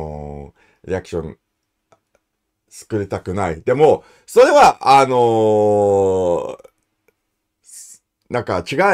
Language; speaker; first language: Japanese; non-native, learner; English